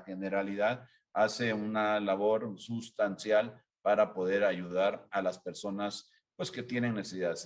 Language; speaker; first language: Spanish; native; Spanish